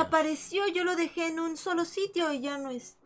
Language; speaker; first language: Spanish; native; Spanish